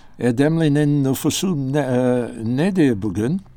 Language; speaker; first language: Turkish; non-native, learner; English